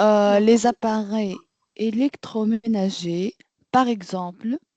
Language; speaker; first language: French; non-native, learner; Arabic